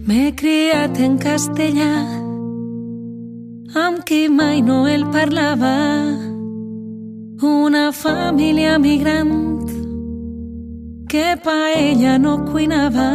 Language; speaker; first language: Catalan; non-native, local second language; Spanish